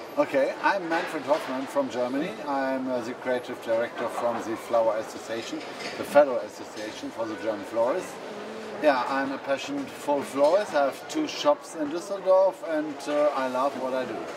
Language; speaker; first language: English; non-native, fluent; German